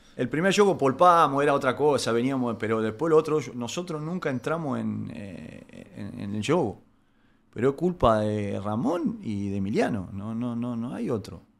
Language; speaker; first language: Spanish; native; Spanish